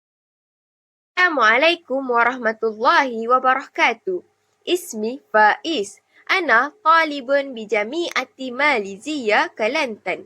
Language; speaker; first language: Arabic; non-native, learner; Malay